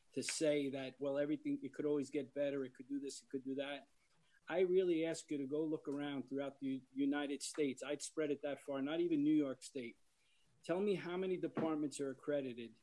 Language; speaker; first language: English; native; English